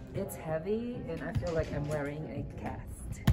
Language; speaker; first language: English; non-native, local second language; Filipino